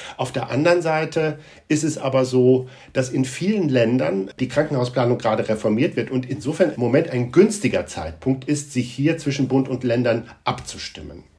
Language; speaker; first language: German; native; German